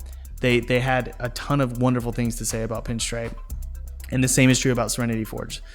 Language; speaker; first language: English; native; English